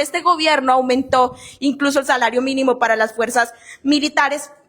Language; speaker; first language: Spanish; native; Spanish